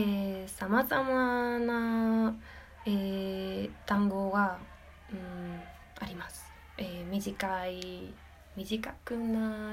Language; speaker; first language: Japanese; non-native, learner; Spanish